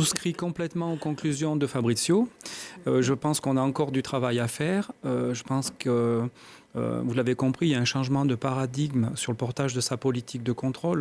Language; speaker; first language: French; native; French